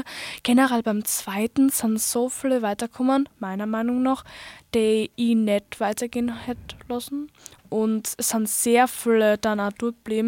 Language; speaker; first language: German; native; German